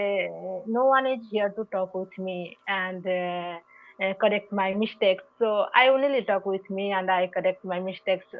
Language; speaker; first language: English; non-native, learner; Odia